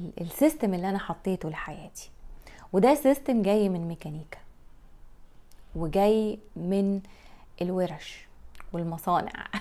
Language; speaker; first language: Arabic; native; Arabic